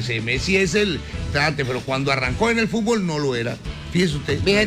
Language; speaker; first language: Spanish; native; Spanish